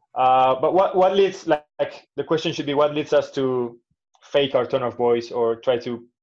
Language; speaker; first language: English; non-native, fluent; Spanish